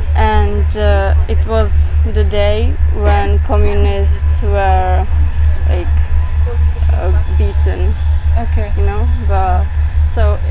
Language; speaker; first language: English; non-native, fluent; Czech